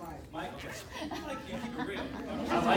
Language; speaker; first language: English; native; English